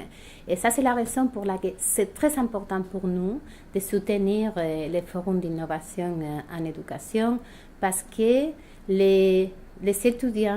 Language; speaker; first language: French; non-native, fluent; Spanish